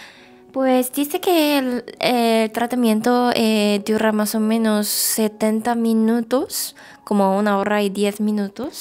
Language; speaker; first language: Spanish; non-native, fluent; Korean